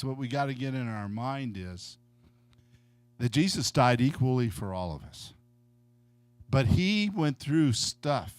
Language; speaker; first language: English; native; English